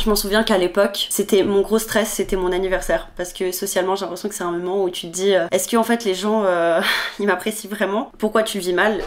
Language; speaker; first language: French; native; French